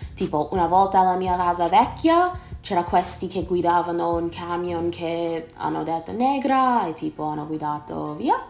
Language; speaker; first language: Italian; non-native, fluent; English